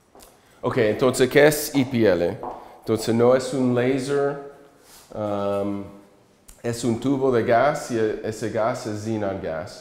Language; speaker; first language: Spanish; early bilingual, heritage; English